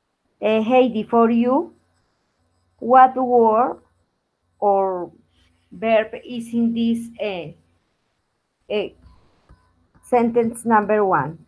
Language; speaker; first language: English; non-native, learner; Spanish